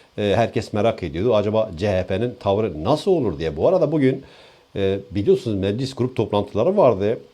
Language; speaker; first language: Turkish; native; Turkish